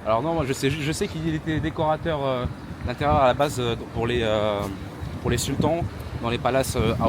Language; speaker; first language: French; native; French